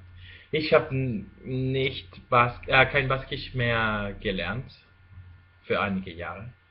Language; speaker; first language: German; non-native, fluent; Spanish